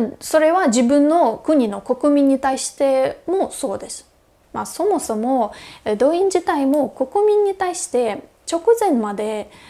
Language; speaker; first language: Japanese; non-native, fluent; Russian